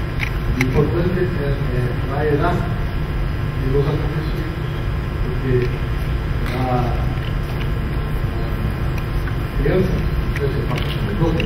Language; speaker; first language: Spanish; non-native, learner; Portuguese